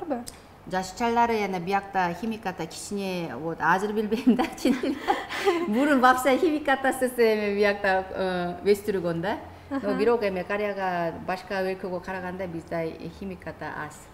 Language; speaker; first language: Kyrgyz; non-native, learner; Korean